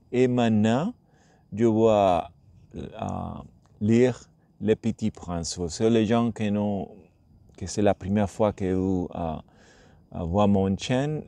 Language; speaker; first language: French; non-native, learner; Spanish